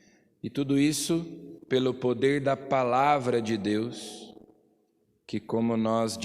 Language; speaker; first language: Portuguese; native; Portuguese